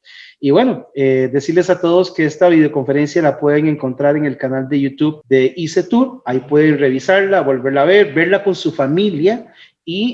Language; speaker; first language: Spanish; native; Spanish